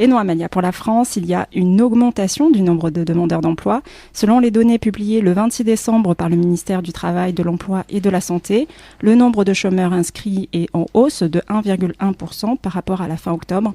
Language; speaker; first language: French; native; French